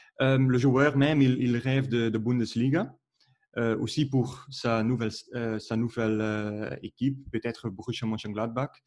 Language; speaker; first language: French; non-native, learner; Dutch